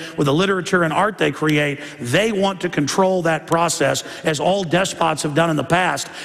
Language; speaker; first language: English; native; English